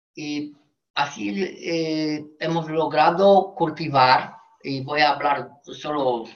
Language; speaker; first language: Spanish; non-native, fluent; Romanian